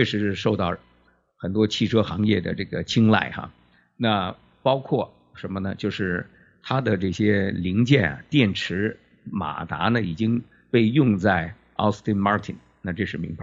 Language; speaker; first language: Chinese; native; Chinese